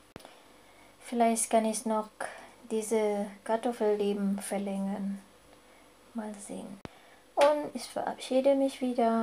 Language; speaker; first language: German; non-native, fluent; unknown